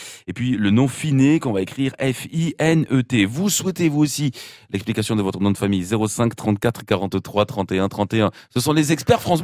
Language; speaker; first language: French; native; French